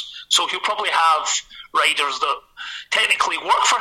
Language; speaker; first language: English; native; English